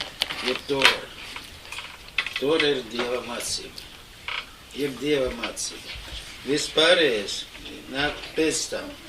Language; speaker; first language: Latvian; non-native, local second language; Russian